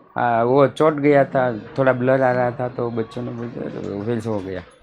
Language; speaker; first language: Hindi; non-native, local second language; Gujarati